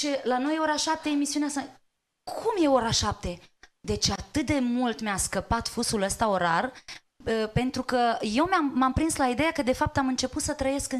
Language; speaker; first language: Romanian; native; Romanian